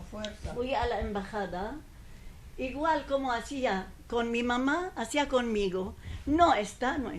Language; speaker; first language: Spanish; non-native, fluent; Persian